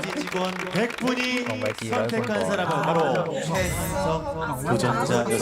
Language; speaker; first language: Korean; native; Korean